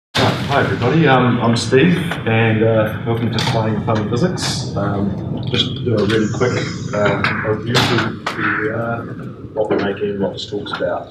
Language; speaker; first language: English; native; English